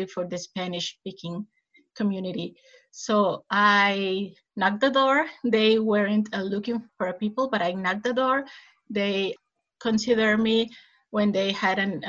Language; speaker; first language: English; non-native, fluent; Spanish